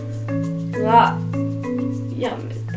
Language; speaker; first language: Japanese; non-native, learner; English